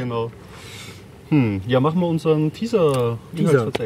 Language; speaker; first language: German; native; German